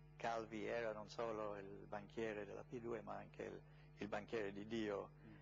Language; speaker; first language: Italian; non-native, fluent; English